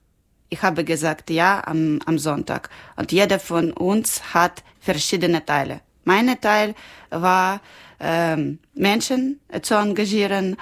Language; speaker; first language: German; non-native, learner; Ukrainian